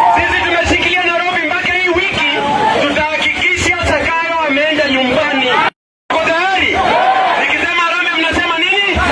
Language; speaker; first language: Swahili; non-native, local second language; Kalenjin